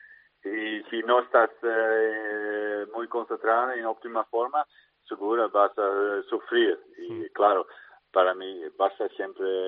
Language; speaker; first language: Spanish; non-native, fluent; Dutch